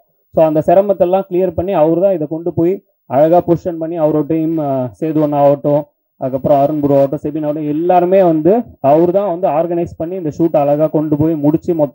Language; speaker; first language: Tamil; native; Tamil